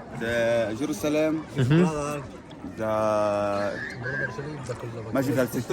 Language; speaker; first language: English; non-native, learner; Arabic